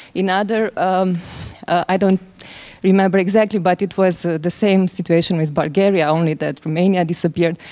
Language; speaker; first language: English; non-native, fluent; Romanian